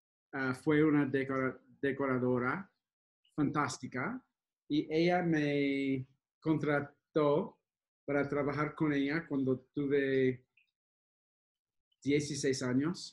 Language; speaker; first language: Spanish; non-native, fluent; English